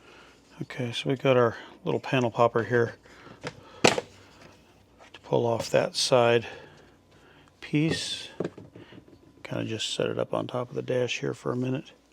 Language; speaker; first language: English; native; English